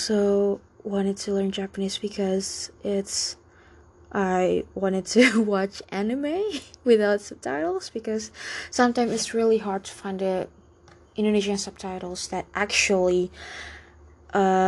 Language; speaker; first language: English; non-native, fluent; Indonesian